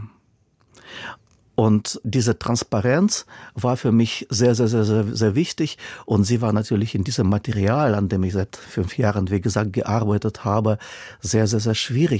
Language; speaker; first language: German; non-native, fluent; Russian